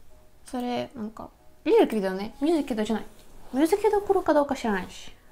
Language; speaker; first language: Japanese; non-native, learner; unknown